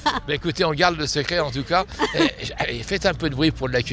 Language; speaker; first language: French; native; French